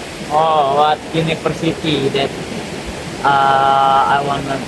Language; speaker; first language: English; non-native, learner; Indonesian